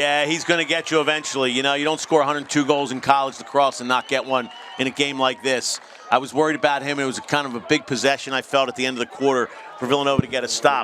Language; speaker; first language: English; native; English